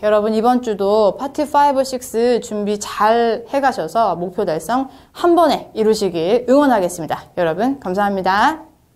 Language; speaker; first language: Korean; native; Korean